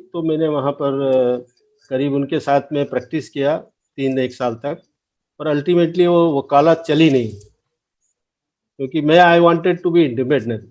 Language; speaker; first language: Hindi; native; Hindi